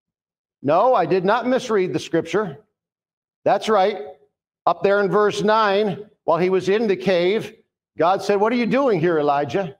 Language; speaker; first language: English; native; English